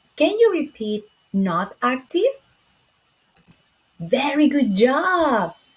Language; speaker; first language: English; non-native, fluent; Spanish